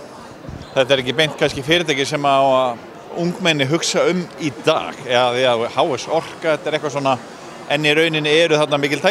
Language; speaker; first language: Icelandic; native; Icelandic